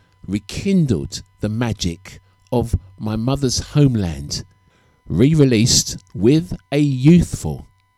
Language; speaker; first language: English; native; English